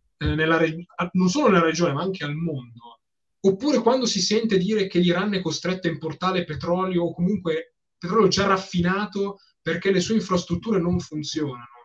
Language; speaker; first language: Italian; native; Italian